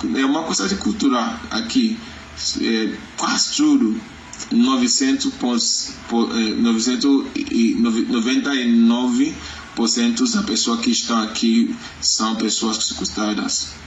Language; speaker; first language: Portuguese; non-native, learner; Yoruba